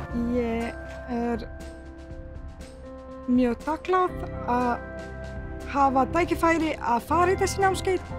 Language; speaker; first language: Icelandic; non-native, learner; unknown